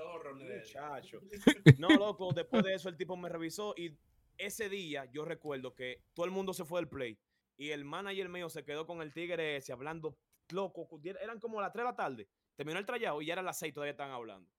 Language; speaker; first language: Spanish; native; Spanish